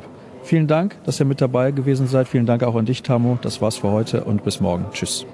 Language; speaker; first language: German; native; German